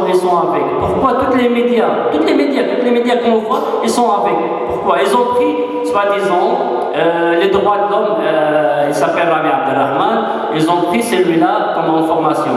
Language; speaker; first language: French; non-native, fluent; Arabic